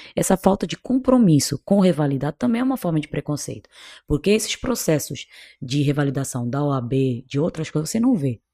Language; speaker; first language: Portuguese; non-native, local second language; Kabuverdianu